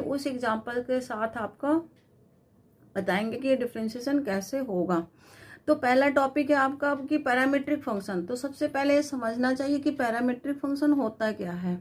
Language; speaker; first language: Hindi; native; Hindi